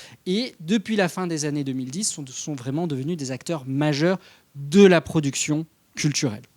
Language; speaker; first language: French; native; French